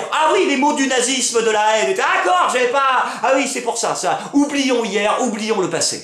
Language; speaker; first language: French; native; French